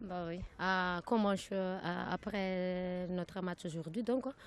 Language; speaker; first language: French; non-native, local second language; Malagasy